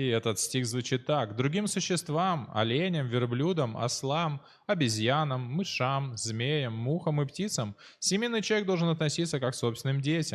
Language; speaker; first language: Russian; native; Russian